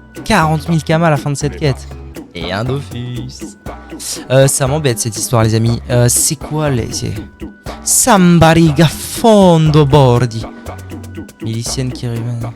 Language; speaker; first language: French; native; French